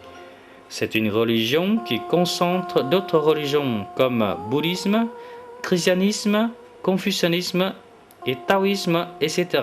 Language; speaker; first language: French; non-native, fluent; Vietnamese